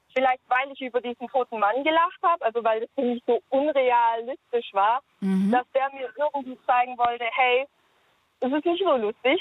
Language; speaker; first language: German; native; German